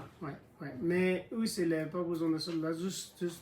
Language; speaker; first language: French; non-native, learner; Nepali